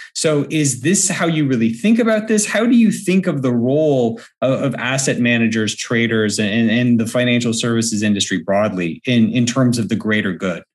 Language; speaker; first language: English; native; English